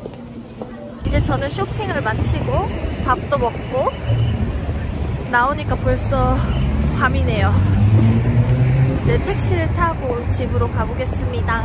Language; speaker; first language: Korean; early bilingual, heritage; Korean